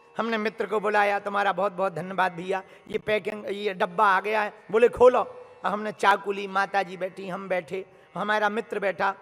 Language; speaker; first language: Hindi; native; Hindi